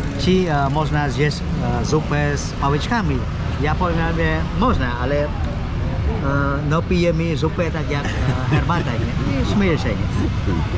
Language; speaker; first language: Polish; non-native, learner; Khmer